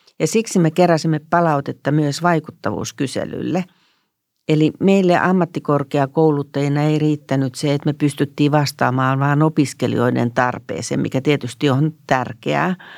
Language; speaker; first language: Finnish; native; Finnish